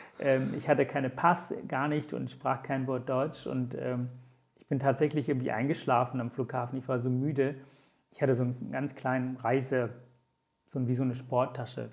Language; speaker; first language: German; non-native, fluent; Tamil